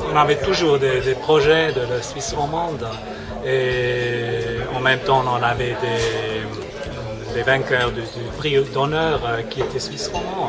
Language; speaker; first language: French; non-native, fluent; German